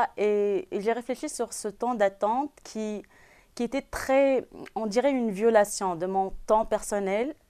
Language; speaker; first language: French; non-native, local second language; Arabic